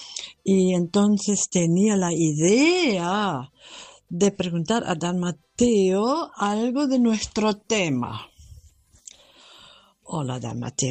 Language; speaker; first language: Spanish; non-native, fluent; German